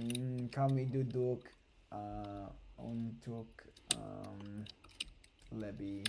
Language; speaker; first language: Indonesian; non-native, learner; English